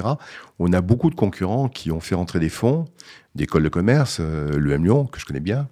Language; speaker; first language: French; native; French